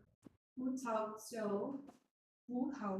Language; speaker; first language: Chinese; non-native, learner; Portuguese